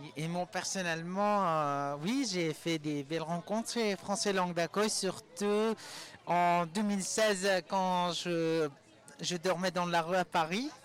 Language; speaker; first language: French; non-native, fluent; Persian